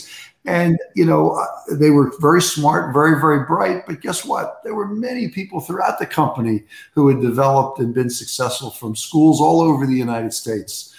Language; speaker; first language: English; native; English